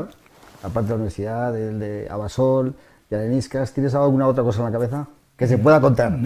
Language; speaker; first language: Spanish; native; Spanish